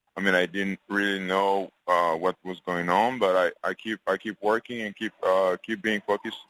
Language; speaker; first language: English; non-native, fluent; French